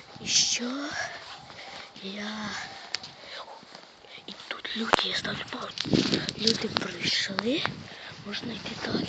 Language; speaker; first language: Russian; non-native, local second language; Ukrainian